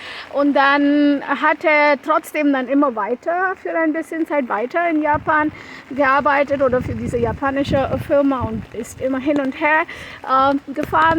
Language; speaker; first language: German; non-native, fluent; Konkani